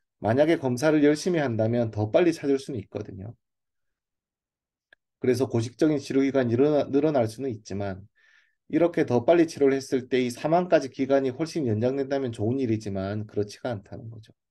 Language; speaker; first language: Korean; native; Korean